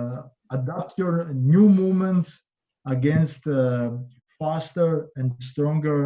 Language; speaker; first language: English; non-native, learner; Croatian